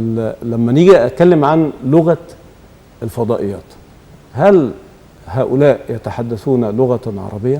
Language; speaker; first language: Egyptian Arabic; native; Egyptian Arabic